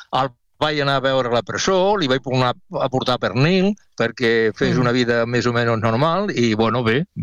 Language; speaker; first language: Catalan; non-native, local second language; Spanish